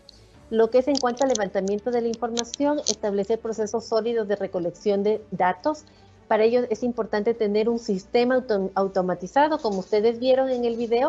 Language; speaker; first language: Spanish; native; Spanish